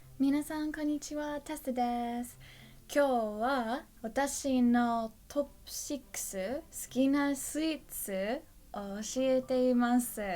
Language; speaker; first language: Japanese; non-native, learner; English